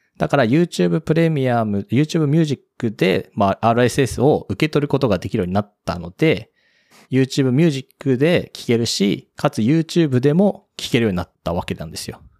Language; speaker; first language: Japanese; native; Japanese